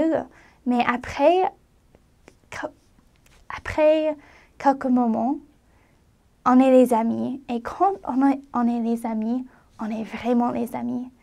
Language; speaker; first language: French; non-native, fluent; English